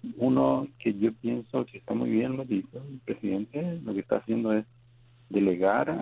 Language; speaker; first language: Spanish; native; Spanish